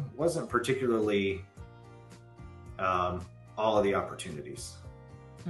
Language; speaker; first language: English; native; English